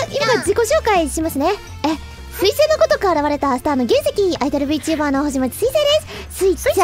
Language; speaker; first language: Japanese; native; Japanese